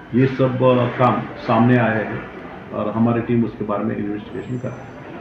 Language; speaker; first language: Hindi; non-native, local second language; Marathi